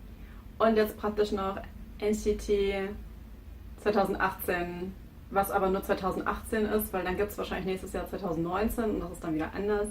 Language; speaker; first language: German; native; German